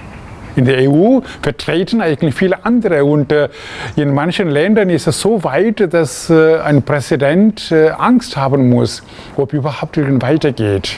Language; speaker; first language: German; non-native, fluent; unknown